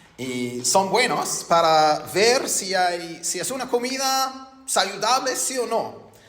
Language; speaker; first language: Spanish; non-native, fluent; English